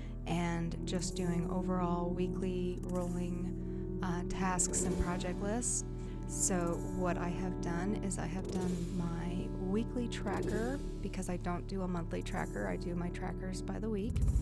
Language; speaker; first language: English; native; English